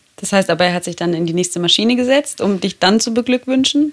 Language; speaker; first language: German; native; German